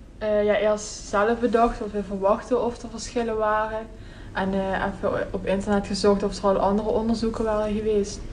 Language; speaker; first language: Dutch; native; Dutch